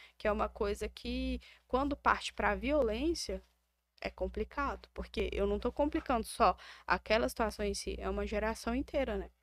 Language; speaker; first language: Portuguese; native; Portuguese